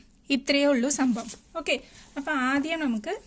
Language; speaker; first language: Malayalam; native; Malayalam